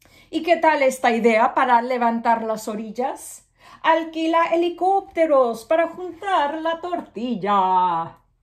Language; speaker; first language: Spanish; early bilingual, other home language; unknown